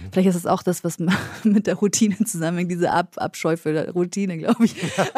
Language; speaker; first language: German; early bilingual, other home language; Kurdish